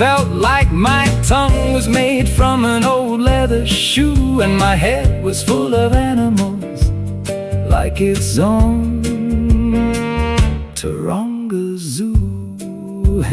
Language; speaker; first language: English; native; English